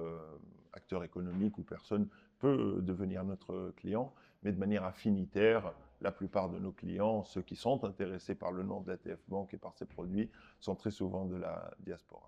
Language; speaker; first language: French; non-native, local second language; Arabic